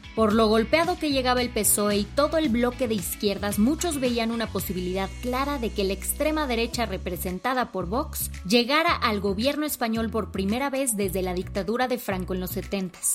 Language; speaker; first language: Spanish; native; Spanish